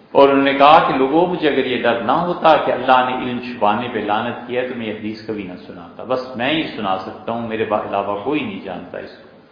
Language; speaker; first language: Urdu; native; Urdu